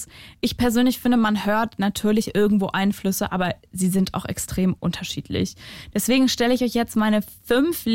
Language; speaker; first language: German; native; German